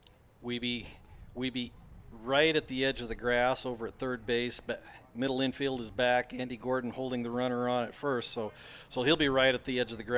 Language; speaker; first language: English; native; English